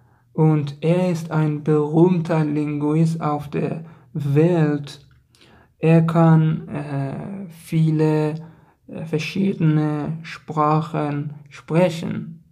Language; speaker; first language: German; non-native, learner; Persian